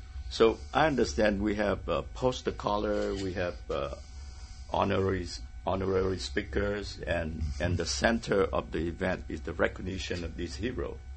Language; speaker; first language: English; non-native, fluent; Vietnamese